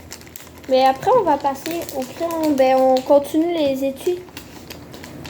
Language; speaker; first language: French; native; French